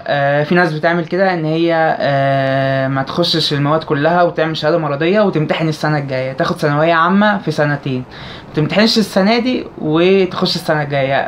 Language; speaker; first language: Arabic; native; Arabic